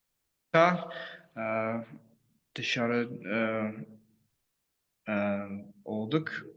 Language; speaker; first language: Turkish; non-native, learner; English